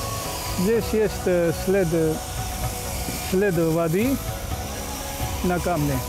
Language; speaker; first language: Russian; non-native, fluent; Georgian